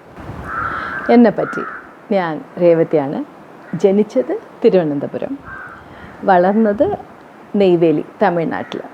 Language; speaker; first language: Malayalam; early bilingual, heritage; Tamil